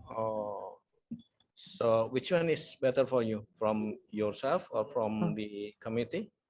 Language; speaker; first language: English; non-native, fluent; Indonesian